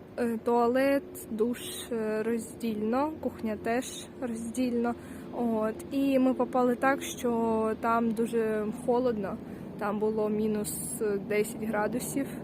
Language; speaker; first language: Ukrainian; native; Ukrainian